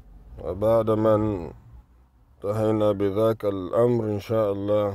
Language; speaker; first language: Arabic; non-native, fluent; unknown